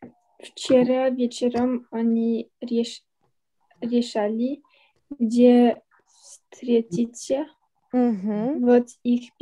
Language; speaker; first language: Russian; non-native, learner; French